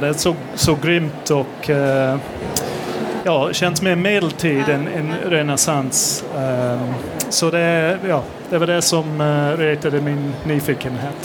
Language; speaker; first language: Swedish; non-native, fluent; English